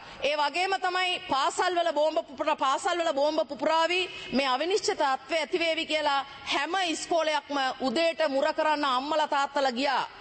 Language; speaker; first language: Sinhala; non-native, local second language; Tamil